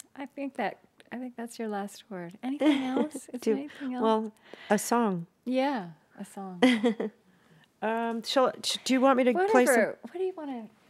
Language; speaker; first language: English; native; English